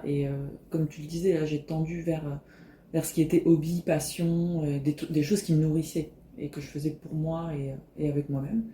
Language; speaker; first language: French; native; French